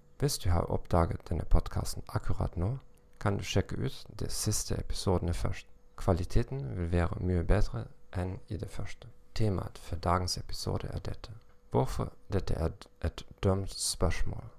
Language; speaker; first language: Norwegian; non-native, learner; German